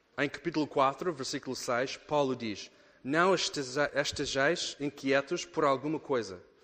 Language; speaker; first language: Portuguese; non-native, fluent; English